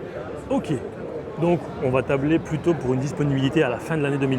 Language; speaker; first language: French; native; French